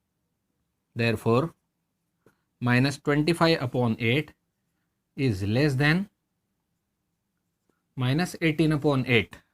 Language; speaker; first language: English; non-native, local second language; Hindi